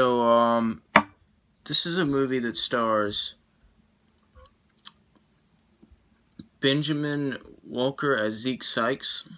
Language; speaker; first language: English; native; English